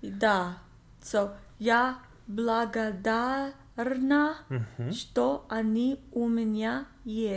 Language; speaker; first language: Russian; non-native, learner; English